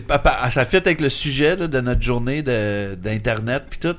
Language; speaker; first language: French; native; French